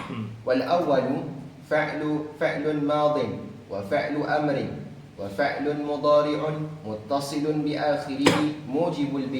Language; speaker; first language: Arabic; non-native, learner; Malay